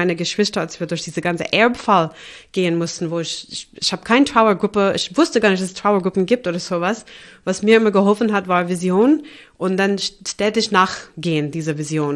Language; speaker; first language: German; non-native, fluent; English